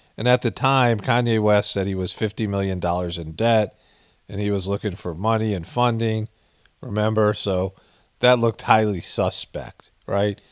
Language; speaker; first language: English; native; English